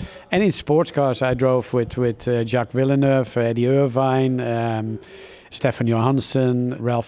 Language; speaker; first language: English; non-native, fluent; Dutch